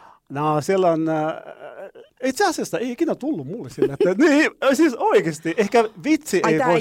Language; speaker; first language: Finnish; non-native, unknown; Arabic